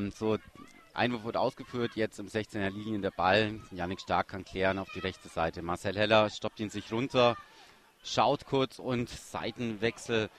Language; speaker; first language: German; native; German